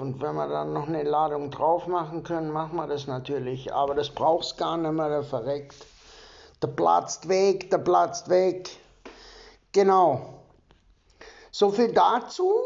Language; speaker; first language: German; native; German